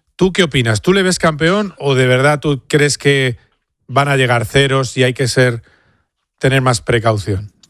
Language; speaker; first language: Spanish; native; Spanish